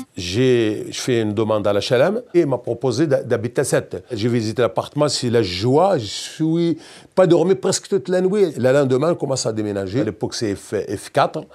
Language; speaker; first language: French; non-native, local second language; Berber languages